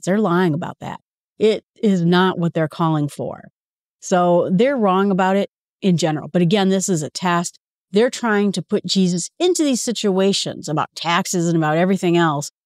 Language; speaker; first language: English; native; English